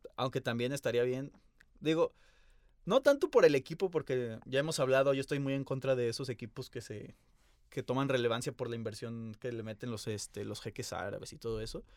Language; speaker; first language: Spanish; native; Spanish